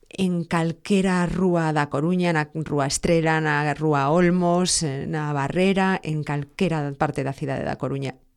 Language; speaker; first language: Galician; non-native, local second language; Spanish